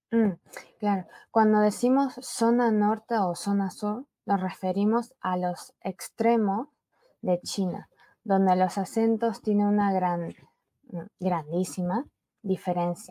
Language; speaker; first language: Spanish; early bilingual, other home language; Chinese